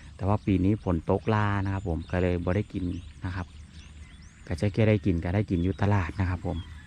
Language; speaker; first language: Thai; native; Thai